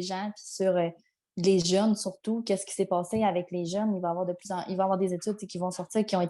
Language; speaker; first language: French; native; French